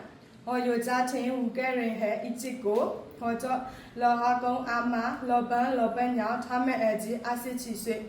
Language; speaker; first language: Chinese; non-native, learner; Burmese